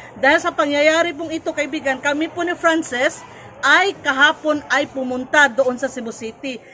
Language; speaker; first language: Filipino; non-native, local second language; Cebuano